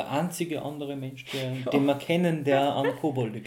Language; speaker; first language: German; native; German